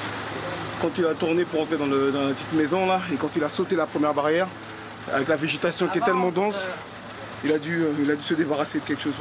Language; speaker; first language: French; native; French